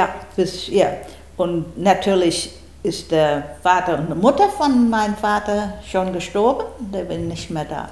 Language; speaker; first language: German; non-native, learner; English